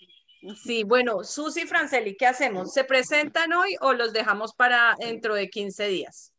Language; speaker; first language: Spanish; native; Spanish